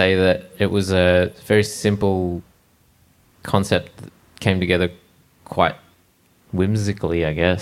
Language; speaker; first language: English; native; English